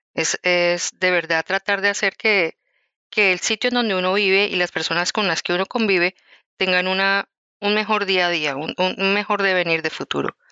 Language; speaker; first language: Spanish; native; Spanish